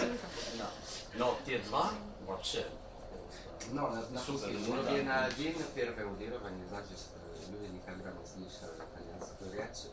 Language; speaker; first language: Russian; non-native, fluent; Italian